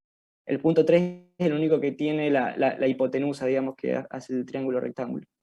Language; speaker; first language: Spanish; native; Spanish